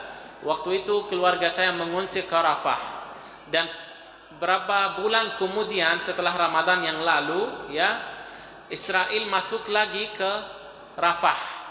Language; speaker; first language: Indonesian; non-native, fluent; Arabic